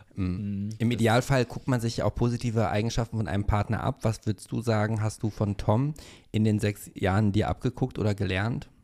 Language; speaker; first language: German; native; German